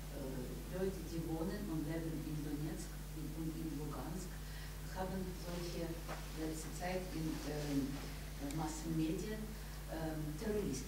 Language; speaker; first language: German; non-native, learner; Russian